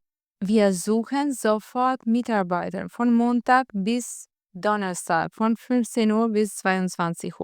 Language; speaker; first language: German; non-native, fluent; Albanian